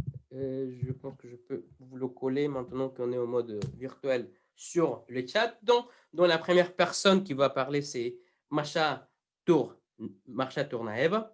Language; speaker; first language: French; non-native, fluent; Spanish